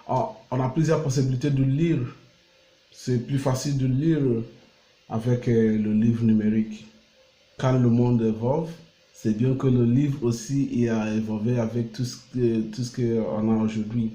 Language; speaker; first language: French; non-native, learner; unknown